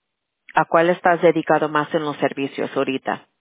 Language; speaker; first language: Spanish; early bilingual, heritage; Spanish